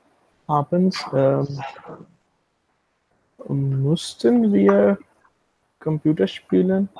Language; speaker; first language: German; non-native, learner; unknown